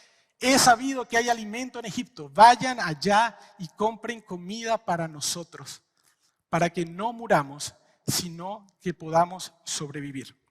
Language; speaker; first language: Spanish; native; Spanish